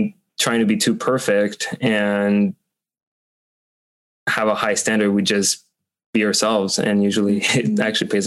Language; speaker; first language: English; non-native, fluent; French